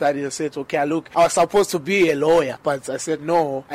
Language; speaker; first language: English; non-native, local second language; Zulu